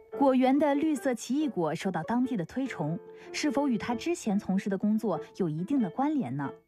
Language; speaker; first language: Chinese; native; Chinese